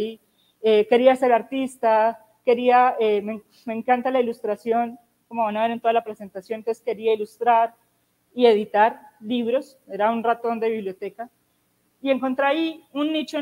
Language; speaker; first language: Spanish; native; Spanish